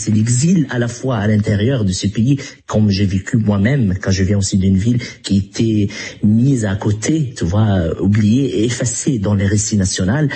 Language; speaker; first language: French; non-native, fluent; Arabic